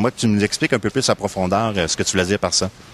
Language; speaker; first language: French; native; French